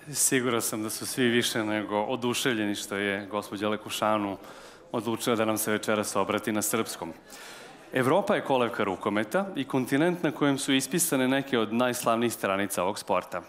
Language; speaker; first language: Serbian; native; Serbian